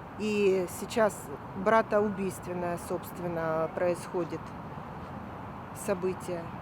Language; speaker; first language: Russian; native; Russian